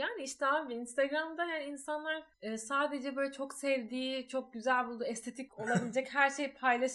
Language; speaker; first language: Turkish; native; Turkish